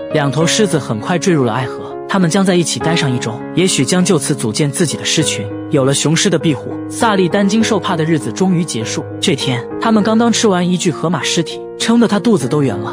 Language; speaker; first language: Chinese; native; Chinese